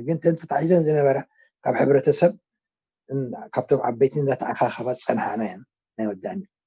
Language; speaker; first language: Tigrinya; non-native, local second language; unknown